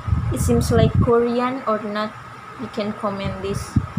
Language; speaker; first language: English; non-native, learner; Indonesian